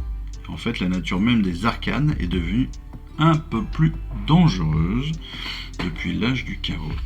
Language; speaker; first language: French; native; French